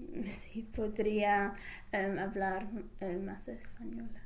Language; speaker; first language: Spanish; non-native, fluent; English